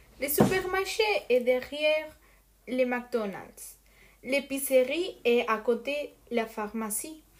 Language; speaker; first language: French; non-native, learner; Spanish